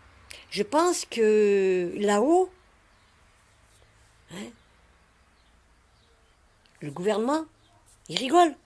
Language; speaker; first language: French; native; French